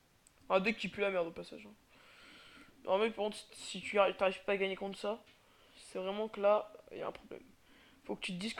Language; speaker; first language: French; native; French